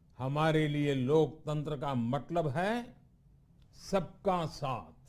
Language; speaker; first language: Hindi; non-native, local second language; Gujarati